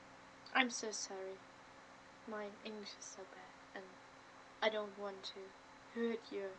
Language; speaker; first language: English; non-native, learner; German